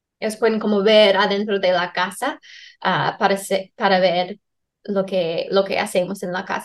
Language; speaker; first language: Spanish; non-native, fluent; English